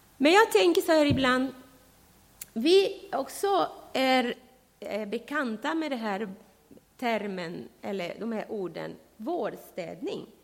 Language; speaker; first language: Swedish; non-native, fluent; Spanish